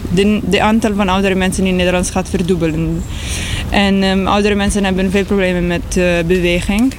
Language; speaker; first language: Dutch; non-native, learner; Italian